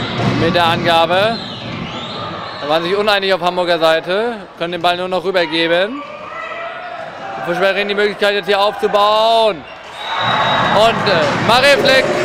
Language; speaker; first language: German; native; German